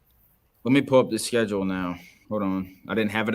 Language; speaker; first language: English; native; English